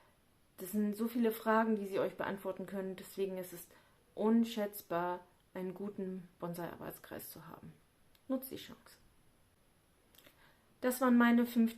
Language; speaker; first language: German; native; German